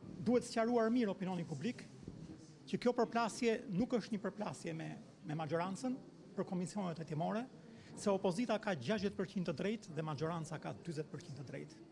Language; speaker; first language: Albanian; native; Albanian